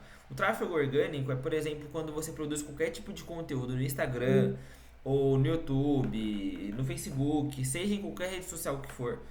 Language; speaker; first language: Portuguese; native; Portuguese